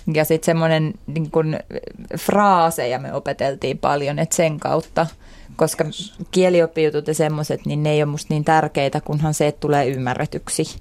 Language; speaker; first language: Finnish; native; Finnish